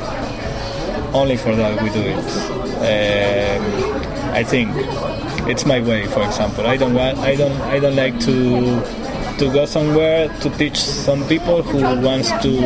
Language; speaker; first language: English; non-native, learner; Spanish